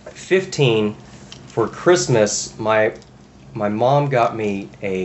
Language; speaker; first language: English; native; English